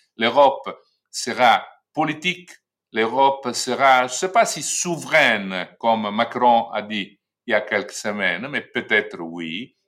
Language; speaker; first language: French; non-native, fluent; Italian